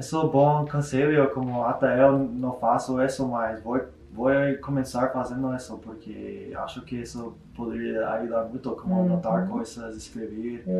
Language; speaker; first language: Portuguese; non-native, learner; English